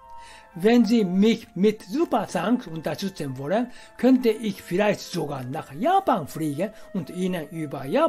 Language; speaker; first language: German; non-native, fluent; Japanese